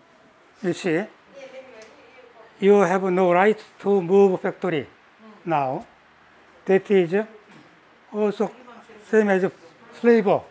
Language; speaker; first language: English; non-native, learner; Korean